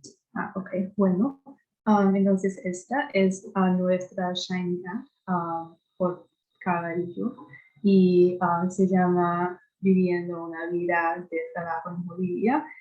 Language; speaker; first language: Spanish; non-native, fluent; English